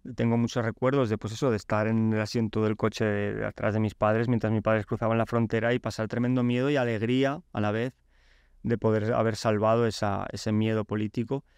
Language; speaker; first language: Spanish; early bilingual, other home language; Polish